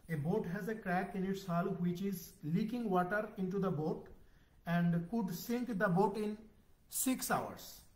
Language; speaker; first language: English; non-native, local second language; Bangla